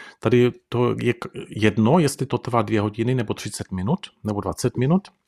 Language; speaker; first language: Czech; early bilingual, heritage; Czech